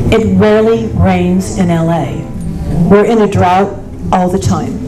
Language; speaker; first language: English; native; English